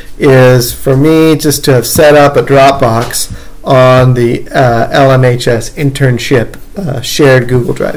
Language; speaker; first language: English; native; English